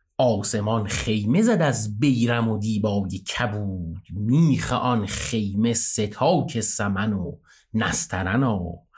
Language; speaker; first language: Persian; native; Persian